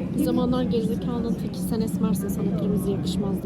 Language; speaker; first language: Turkish; native; Turkish